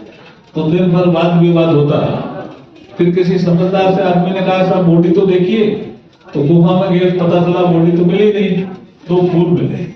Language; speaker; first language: Hindi; native; Hindi